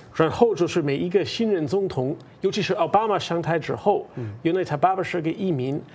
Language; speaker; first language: Chinese; non-native, fluent; English